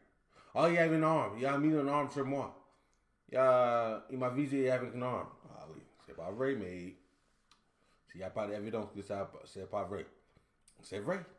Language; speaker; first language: French; non-native, learner; English